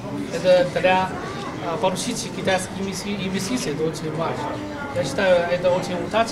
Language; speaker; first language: Russian; non-native, learner; Chinese